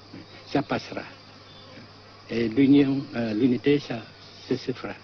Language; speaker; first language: French; non-native, local second language; Vietnamese